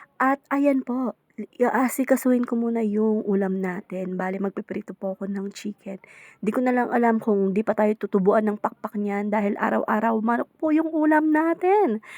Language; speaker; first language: Filipino; native; Filipino